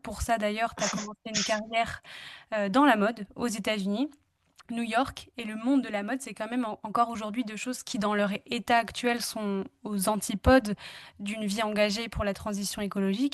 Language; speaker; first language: French; native; French